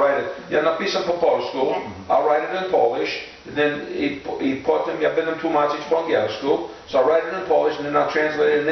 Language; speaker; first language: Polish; non-native, learner; English